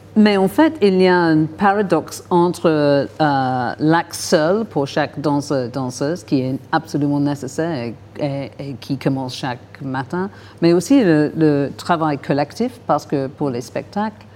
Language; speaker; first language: French; non-native, fluent; English